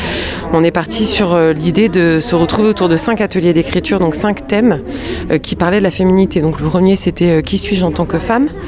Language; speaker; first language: French; native; French